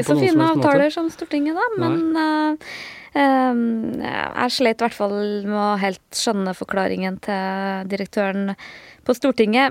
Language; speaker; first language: Norwegian; native; Norwegian